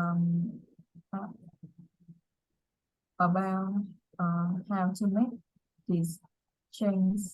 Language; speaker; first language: English; non-native, learner; Vietnamese